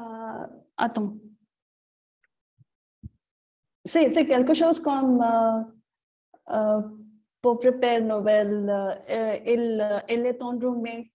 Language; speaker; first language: French; non-native, learner; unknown